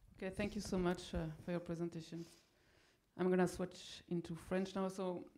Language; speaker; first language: English; non-native, fluent; French